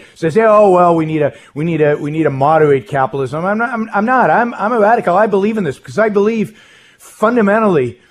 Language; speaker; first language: English; non-native, fluent; Hebrew